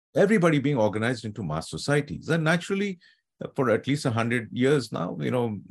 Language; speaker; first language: English; non-native, local second language; Telugu